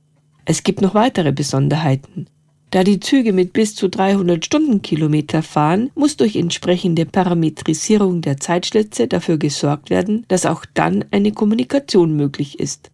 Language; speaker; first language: German; native; German